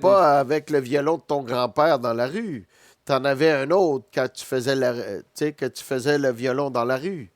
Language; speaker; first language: French; native; French